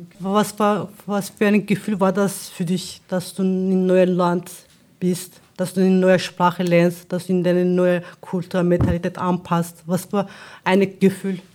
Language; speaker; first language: German; non-native, learner; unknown